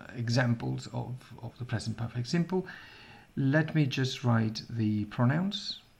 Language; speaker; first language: English; non-native, fluent; Catalan